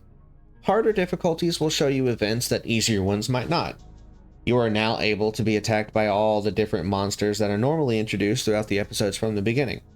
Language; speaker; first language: English; native; English